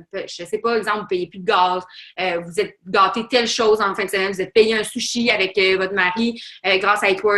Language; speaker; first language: French; native; French